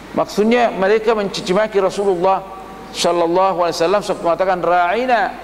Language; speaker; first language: Malay; native; Malay